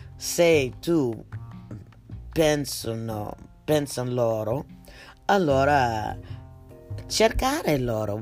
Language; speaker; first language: Italian; non-native, learner; English